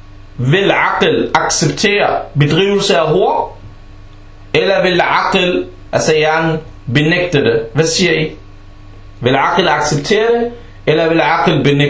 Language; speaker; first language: Danish; early bilingual, other home language; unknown